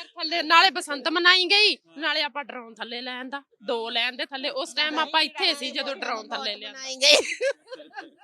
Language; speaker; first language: Punjabi; native; Punjabi